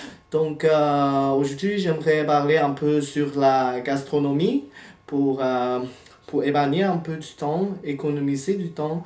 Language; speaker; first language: French; non-native, fluent; Chinese